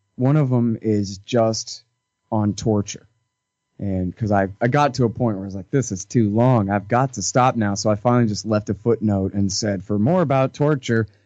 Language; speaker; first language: English; native; English